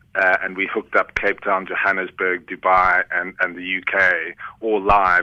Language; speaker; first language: English; native; English